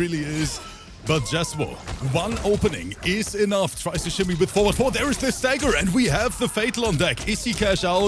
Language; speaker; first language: English; native; English